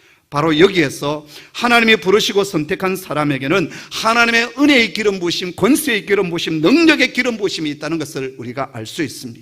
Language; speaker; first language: Korean; native; Korean